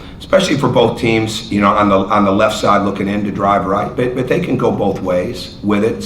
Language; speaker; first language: English; native; English